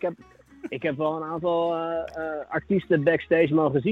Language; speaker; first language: Dutch; native; Dutch